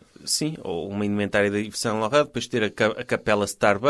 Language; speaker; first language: Portuguese; native; Portuguese